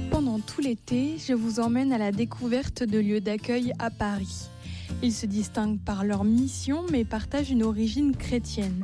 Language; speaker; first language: French; native; French